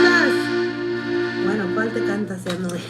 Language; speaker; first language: Spanish; early bilingual, other home language; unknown